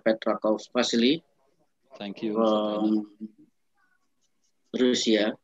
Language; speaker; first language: English; non-native, learner; Indonesian